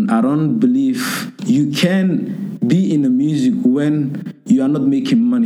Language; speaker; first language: English; non-native, local second language; Somali